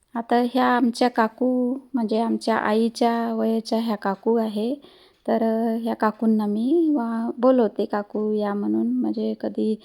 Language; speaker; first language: Marathi; non-native, local second language; Hindi